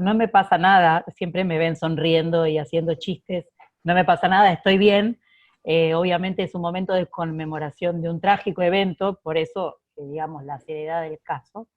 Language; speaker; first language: Spanish; native; Spanish